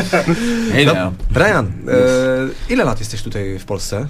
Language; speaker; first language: Polish; native; Polish